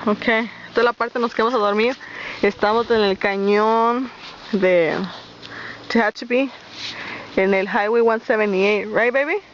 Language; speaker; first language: Spanish; early bilingual, other home language; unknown